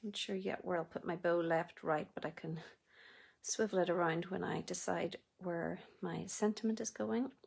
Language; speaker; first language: English; native; English